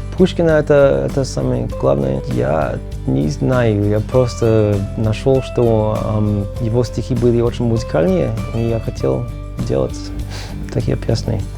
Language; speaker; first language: Russian; non-native, learner; English